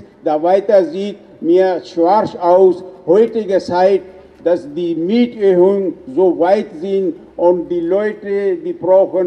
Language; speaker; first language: German; non-native, learner; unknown